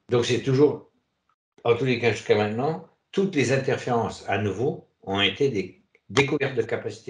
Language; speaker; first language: French; native; French